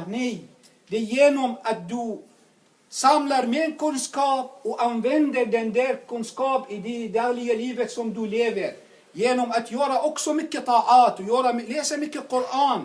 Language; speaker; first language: Swedish; non-native, fluent; Arabic